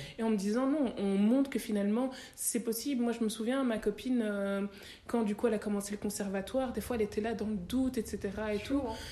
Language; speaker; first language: French; native; French